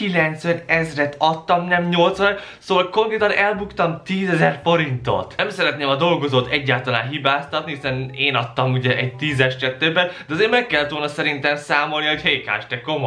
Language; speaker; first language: Hungarian; native; Hungarian